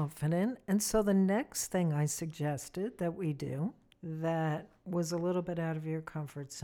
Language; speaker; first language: English; native; English